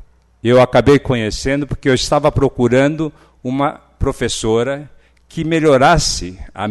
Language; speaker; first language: Portuguese; early bilingual, other home language; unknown